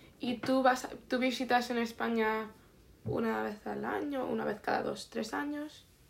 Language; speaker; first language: Spanish; early bilingual, heritage; Spanish